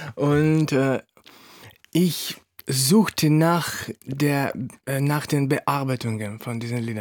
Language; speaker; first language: German; non-native, fluent; Russian